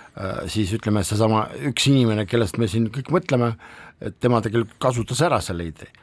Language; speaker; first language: Estonian; non-native, local second language; Russian